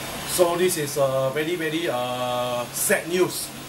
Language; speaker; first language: English; non-native, local second language; Chinese